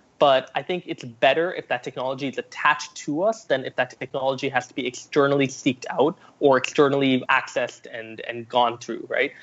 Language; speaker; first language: English; early bilingual, other home language; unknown